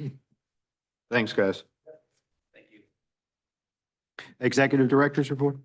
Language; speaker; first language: English; native; English